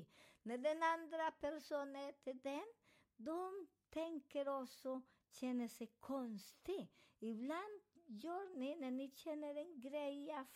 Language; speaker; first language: Swedish; non-native, fluent; Spanish